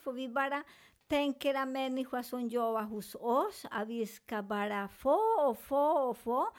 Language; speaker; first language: Swedish; non-native, learner; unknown